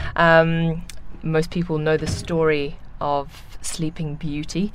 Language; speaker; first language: English; native; English